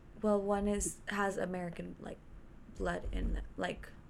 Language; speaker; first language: English; early bilingual, other home language; Spanish